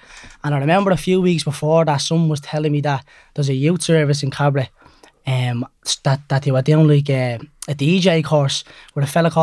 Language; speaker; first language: English; native; English